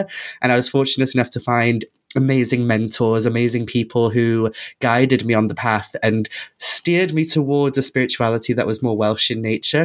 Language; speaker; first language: English; non-native, local second language; Welsh